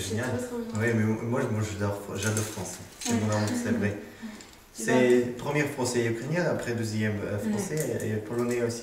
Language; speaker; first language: French; non-native, learner; Ukrainian